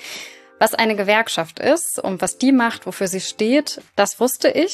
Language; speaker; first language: German; native; German